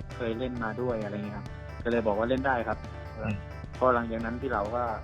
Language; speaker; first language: Thai; native; Thai